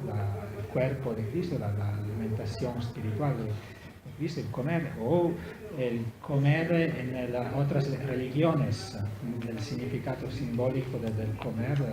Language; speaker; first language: Spanish; non-native, fluent; Italian